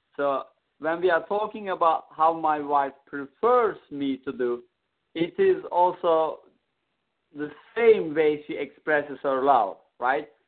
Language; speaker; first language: English; non-native, fluent; Turkish